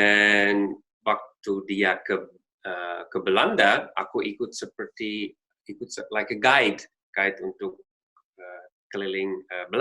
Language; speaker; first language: Indonesian; non-native, learner; Dutch